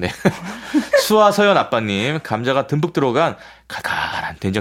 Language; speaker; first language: Korean; native; Korean